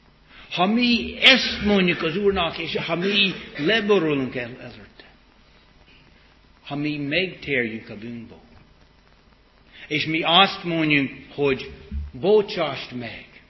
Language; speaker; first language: Hungarian; non-native, fluent; English